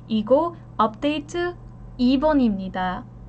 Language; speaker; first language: Korean; non-native, learner; English